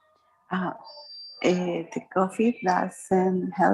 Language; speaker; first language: English; non-native, learner; Spanish